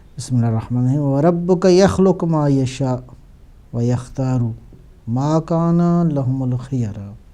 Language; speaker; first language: Urdu; native; Urdu